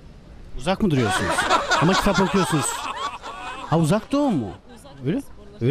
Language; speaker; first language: Turkish; native; Turkish